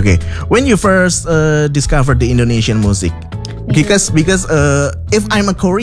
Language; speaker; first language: English; non-native, fluent; Indonesian